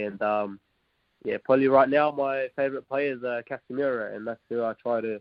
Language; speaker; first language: English; non-native, local second language; Arabic